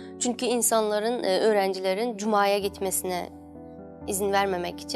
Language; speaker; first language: Turkish; early bilingual, heritage; Uyghur